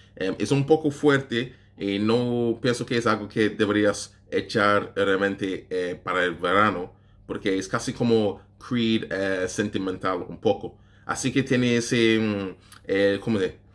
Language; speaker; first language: Spanish; non-native, learner; English